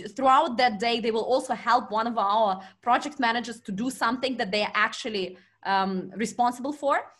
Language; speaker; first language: English; non-native, fluent; Russian